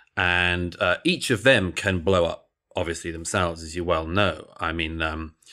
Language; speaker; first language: English; native; English